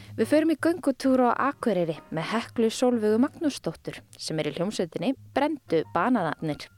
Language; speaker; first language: Icelandic; native; Icelandic